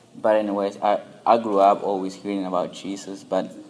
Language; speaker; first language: English; non-native, fluent; Spanish